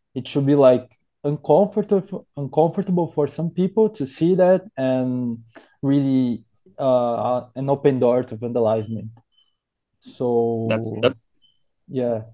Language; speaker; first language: English; non-native, learner; Portuguese